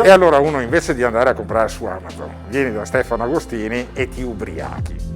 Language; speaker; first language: Italian; native; Italian